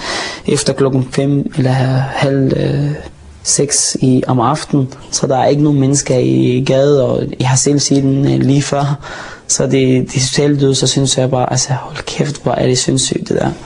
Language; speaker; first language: Danish; non-native, fluent; Arabic